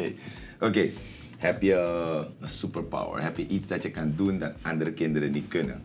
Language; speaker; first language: Dutch; native; Dutch